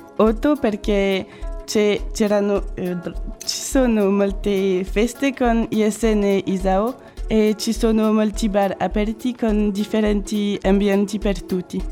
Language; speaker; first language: Italian; non-native, learner; French